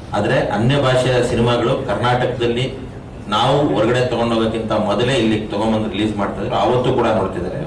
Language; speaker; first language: Kannada; native; Kannada